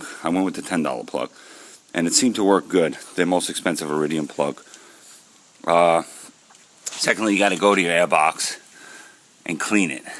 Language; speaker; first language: English; native; English